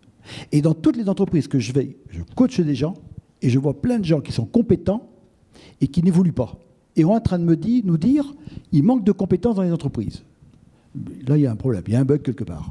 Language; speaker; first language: French; native; French